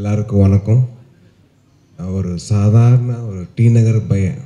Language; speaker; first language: Tamil; non-native, local second language; Telugu